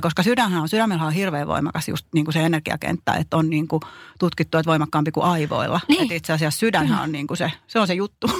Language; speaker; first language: Finnish; native; Finnish